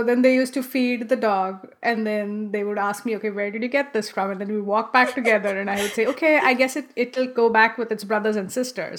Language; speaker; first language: English; non-native, local second language; Marathi